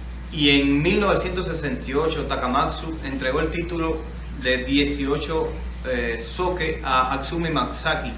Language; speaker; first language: Spanish; native; Spanish